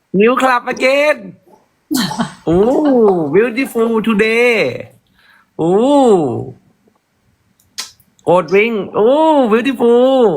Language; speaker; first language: English; non-native, learner; Thai